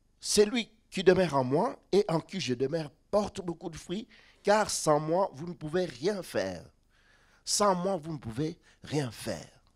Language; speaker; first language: French; non-native, local second language; Lingala